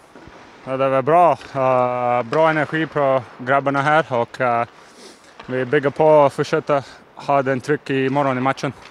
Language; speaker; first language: Swedish; non-native, learner; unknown